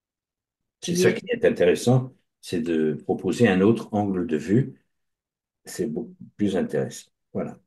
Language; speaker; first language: French; native; French